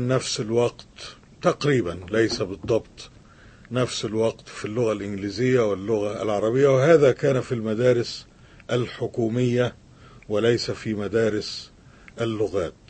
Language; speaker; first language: Arabic; native; Arabic